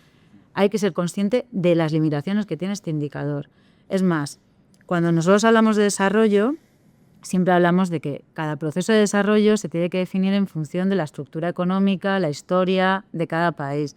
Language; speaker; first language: Spanish; native; Spanish